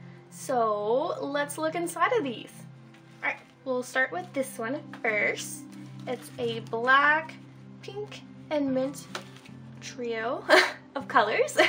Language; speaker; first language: English; native; English